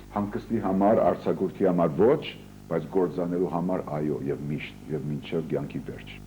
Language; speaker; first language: Armenian; early bilingual, heritage; Armenian